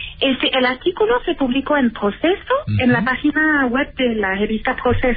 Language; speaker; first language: Spanish; native; Spanish